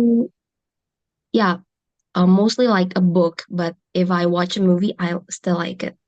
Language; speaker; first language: English; non-native, learner; Indonesian